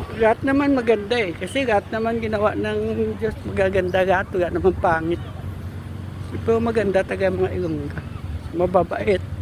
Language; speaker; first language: Filipino; non-native, local second language; Hiligaynon